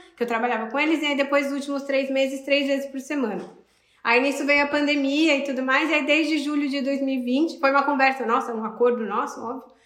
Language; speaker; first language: Portuguese; native; Portuguese